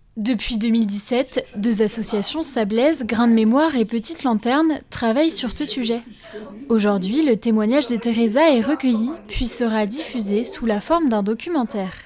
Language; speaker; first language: French; native; French